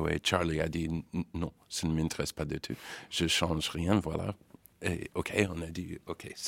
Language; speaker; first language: French; non-native, fluent; English